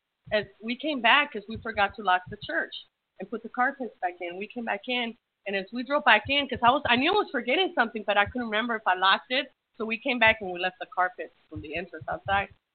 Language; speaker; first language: English; early bilingual, other home language; Spanish